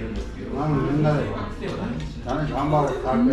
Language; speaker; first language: Korean; native; Korean